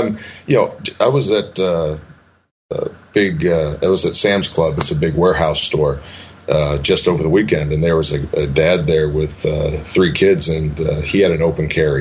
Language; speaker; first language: English; native; English